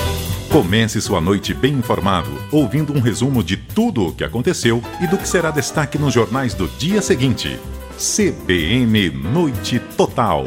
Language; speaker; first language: Portuguese; native; Portuguese